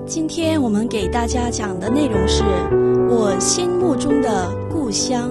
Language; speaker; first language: Chinese; non-native, local second language; Korean